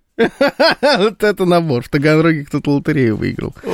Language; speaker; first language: Russian; native; Russian